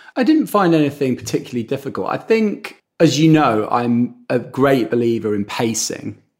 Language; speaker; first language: English; native; English